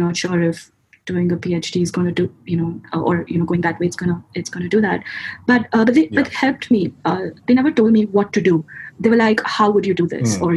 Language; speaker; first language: English; non-native, local second language; Hindi